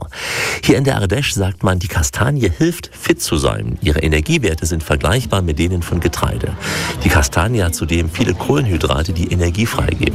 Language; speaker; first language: German; native; German